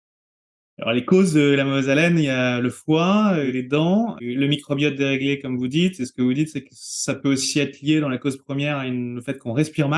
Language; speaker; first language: French; native; French